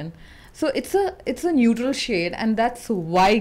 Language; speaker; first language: English; non-native, local second language; Malayalam